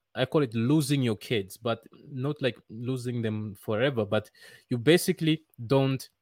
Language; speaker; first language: English; non-native, fluent; Dutch